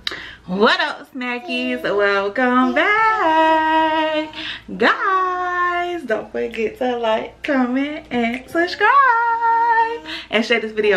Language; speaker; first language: English; native; English